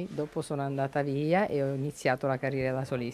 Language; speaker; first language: Italian; native; Italian